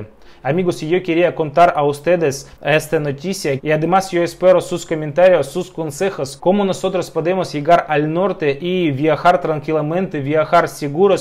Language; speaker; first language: Spanish; non-native, fluent; Russian